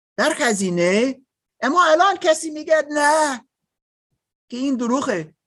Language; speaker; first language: Persian; non-native, learner; German